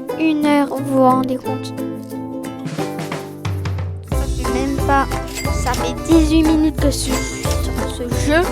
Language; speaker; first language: French; native; French